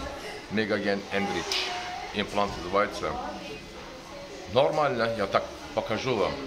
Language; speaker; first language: Russian; non-native, learner; Turkish